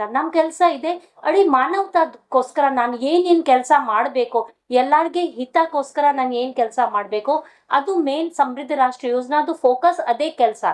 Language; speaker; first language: Kannada; non-native, local second language; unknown